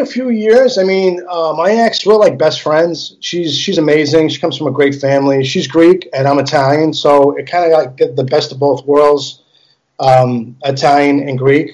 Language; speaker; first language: English; early bilingual, other home language; Italian